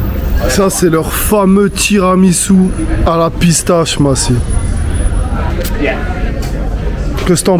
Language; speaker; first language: French; native; French